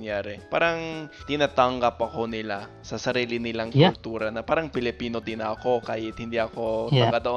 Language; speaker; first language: Filipino; non-native, fluent; English